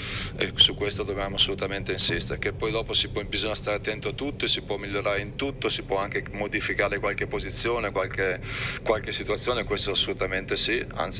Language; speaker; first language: Italian; native; Italian